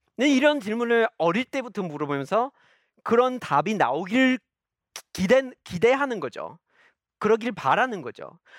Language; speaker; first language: Korean; non-native, fluent; English